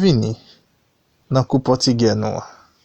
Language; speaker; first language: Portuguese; non-native, fluent; Haitian Creole